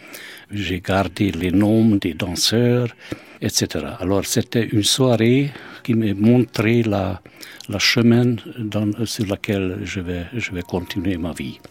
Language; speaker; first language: French; non-native, fluent; Hungarian